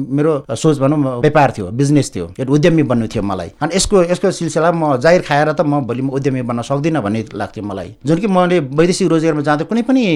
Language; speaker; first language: Nepali; non-native, local second language; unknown